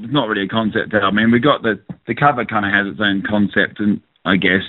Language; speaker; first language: English; native; English